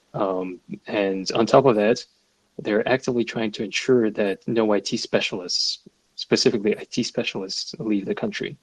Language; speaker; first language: English; non-native, fluent; Russian